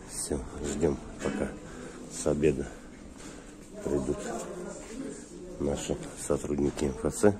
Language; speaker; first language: Russian; native; Russian